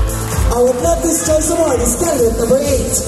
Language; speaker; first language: English; non-native, local second language; Filipino